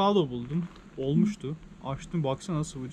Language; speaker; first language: Turkish; native; Turkish